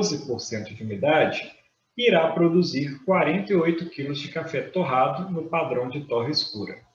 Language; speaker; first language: Portuguese; native; Portuguese